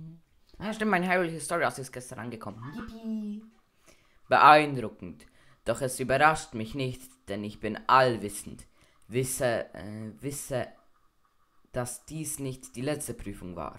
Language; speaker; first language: German; native; German